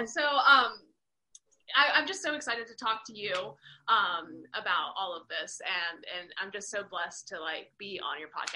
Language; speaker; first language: English; native; English